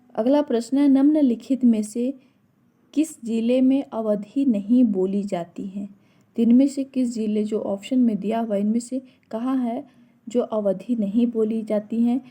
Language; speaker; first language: Hindi; native; Hindi